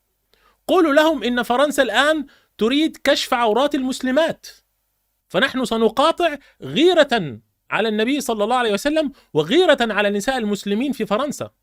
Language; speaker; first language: Arabic; native; Arabic